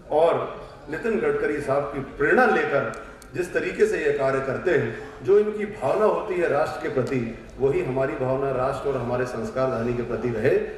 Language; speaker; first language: Hindi; native; Hindi